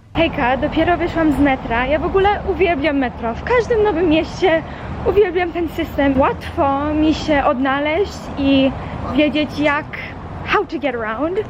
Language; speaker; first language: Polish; early bilingual, heritage; Polish